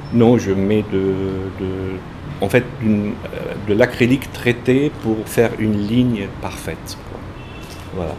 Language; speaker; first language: French; non-native, local second language; Arabic